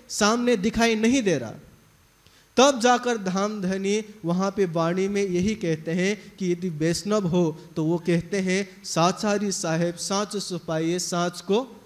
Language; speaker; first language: Hindi; native; Hindi